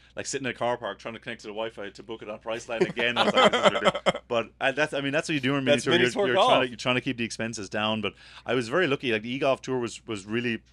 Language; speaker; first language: English; native; English